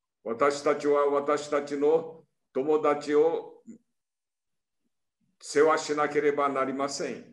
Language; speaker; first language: Japanese; early bilingual, heritage; Portuguese